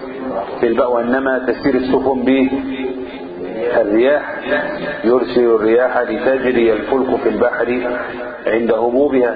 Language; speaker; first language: Arabic; native; Arabic